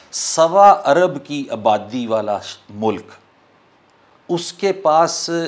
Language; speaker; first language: Urdu; non-native, local second language; Punjabi